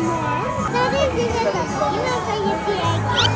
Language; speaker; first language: Greek; early bilingual, heritage; Greek